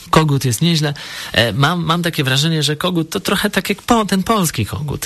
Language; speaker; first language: Polish; native; Polish